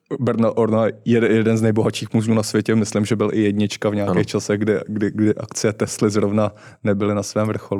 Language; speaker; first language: Czech; native; Czech